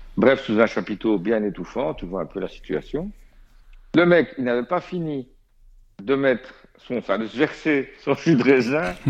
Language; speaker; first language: French; native; French